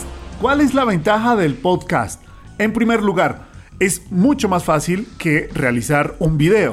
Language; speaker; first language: Spanish; native; Spanish